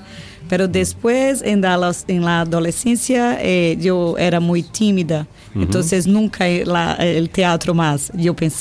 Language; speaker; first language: Spanish; non-native, learner; Portuguese